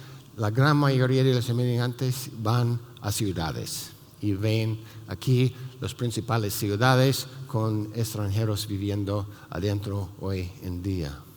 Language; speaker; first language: Spanish; non-native, fluent; English